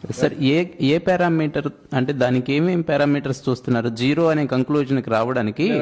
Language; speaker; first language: Telugu; native; Telugu